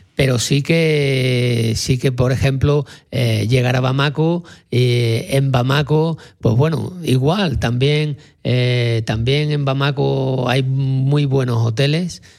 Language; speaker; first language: Spanish; native; Spanish